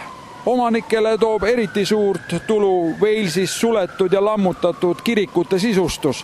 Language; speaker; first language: Estonian; native; Estonian